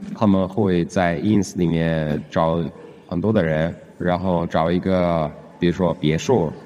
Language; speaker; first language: Chinese; non-native, fluent; Russian